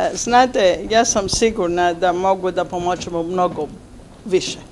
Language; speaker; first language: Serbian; non-native, learner; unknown